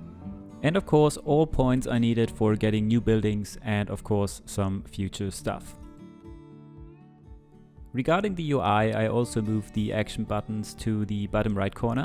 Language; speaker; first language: English; non-native, fluent; German